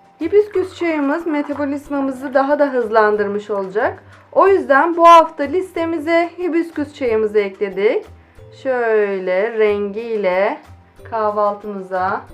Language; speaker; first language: Turkish; native; Turkish